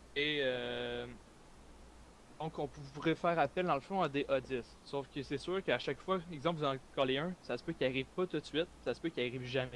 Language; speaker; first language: French; native; French